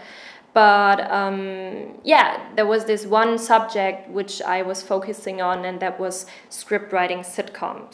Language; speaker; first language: English; non-native, fluent; German